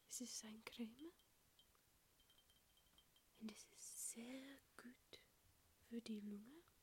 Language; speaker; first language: German; non-native, learner; English